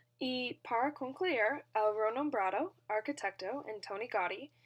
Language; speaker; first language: Spanish; non-native, learner; English